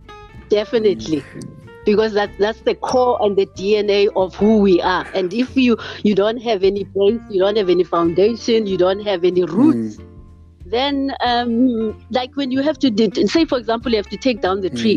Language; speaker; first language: English; non-native, local second language; Xhosa